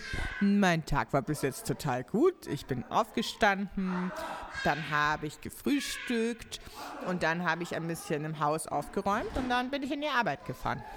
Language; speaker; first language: German; native; German